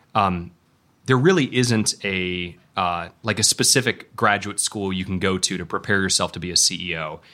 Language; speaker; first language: English; native; English